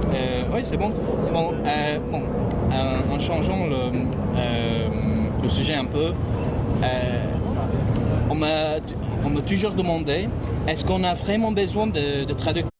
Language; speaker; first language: French; non-native, fluent; English